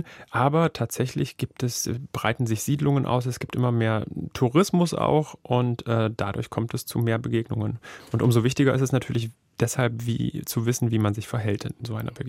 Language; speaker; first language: German; native; German